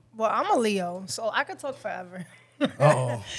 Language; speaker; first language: English; non-native, fluent; Spanish